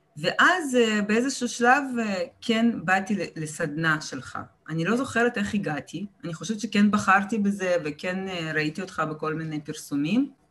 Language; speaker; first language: Hebrew; early bilingual, other home language; Russian